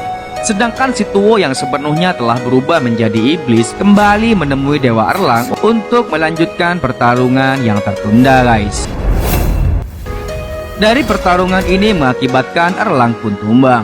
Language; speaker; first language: Indonesian; native; Indonesian